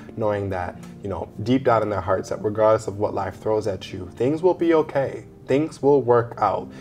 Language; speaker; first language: English; native; English